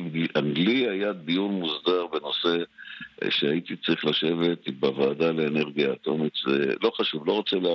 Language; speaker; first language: Hebrew; native; Hebrew